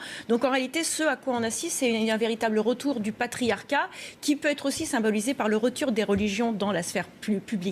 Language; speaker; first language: French; native; French